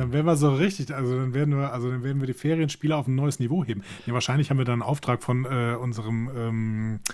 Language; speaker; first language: German; native; German